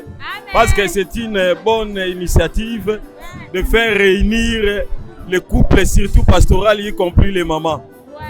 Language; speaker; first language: French; non-native, local second language; Lingala